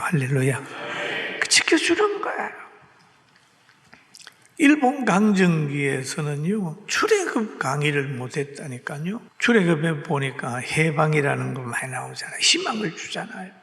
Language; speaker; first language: Korean; native; Korean